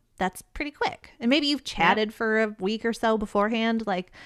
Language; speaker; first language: English; native; English